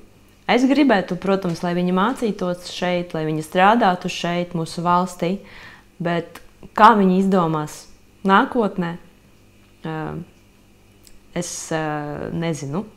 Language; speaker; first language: Latvian; non-native, local second language; Russian